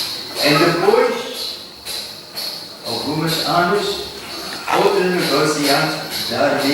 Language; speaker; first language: Portuguese; non-native, learner; English